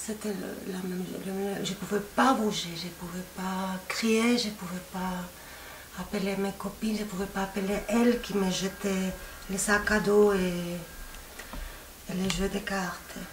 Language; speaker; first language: French; non-native, fluent; Spanish